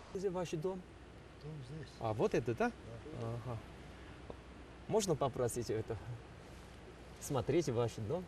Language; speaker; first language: Russian; non-native, learner; Korean